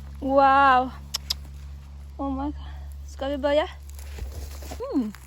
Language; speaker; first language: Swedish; non-native, learner; Thai